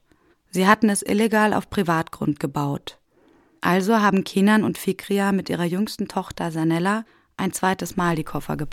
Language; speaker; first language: German; native; German